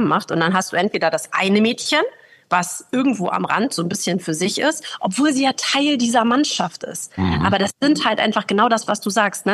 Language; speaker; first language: German; native; German